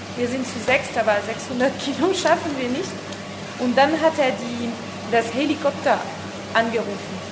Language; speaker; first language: German; non-native, fluent; French